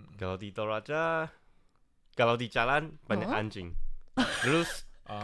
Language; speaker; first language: Indonesian; non-native, fluent; Chinese